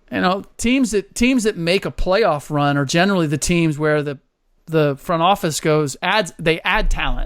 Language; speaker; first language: English; native; English